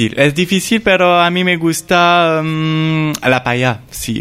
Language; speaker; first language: Spanish; non-native, learner; French